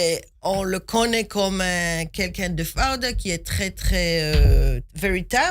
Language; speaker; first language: French; non-native, fluent; Hebrew